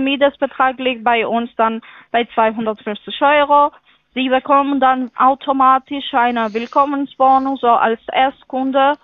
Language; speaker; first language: German; non-native, fluent; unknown